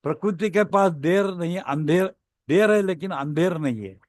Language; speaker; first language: Hindi; non-native, local second language; Marathi